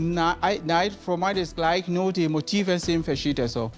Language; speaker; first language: German; non-native, learner; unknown